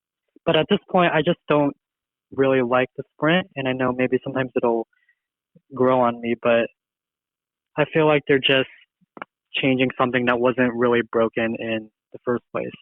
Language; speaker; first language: English; native; English